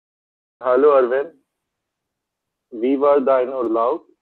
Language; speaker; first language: German; non-native, learner; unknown